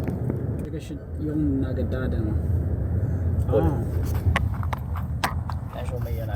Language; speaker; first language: Chinese; non-native, fluent; Amharic